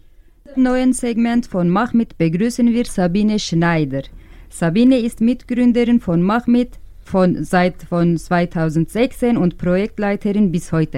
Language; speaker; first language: German; non-native, learner; Turkish